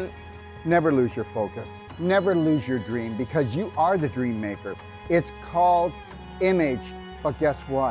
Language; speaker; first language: English; native; English